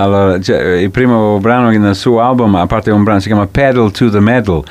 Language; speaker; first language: Italian; non-native, fluent; English